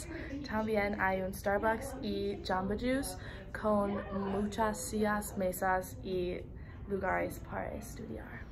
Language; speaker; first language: Spanish; non-native, learner; English